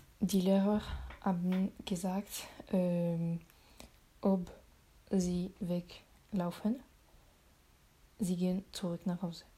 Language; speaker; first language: German; non-native, learner; French